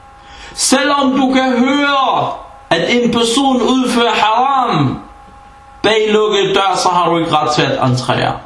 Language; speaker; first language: Danish; early bilingual, other home language; Arabic